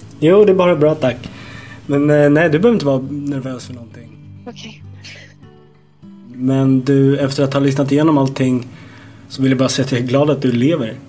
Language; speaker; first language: Swedish; native; Swedish